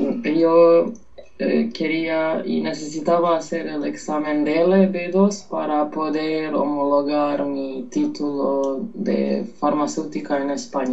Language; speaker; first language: Spanish; non-native, fluent; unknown